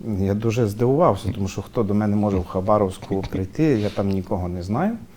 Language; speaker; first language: Ukrainian; native; Ukrainian